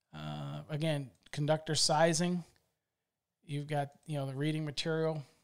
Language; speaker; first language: English; native; English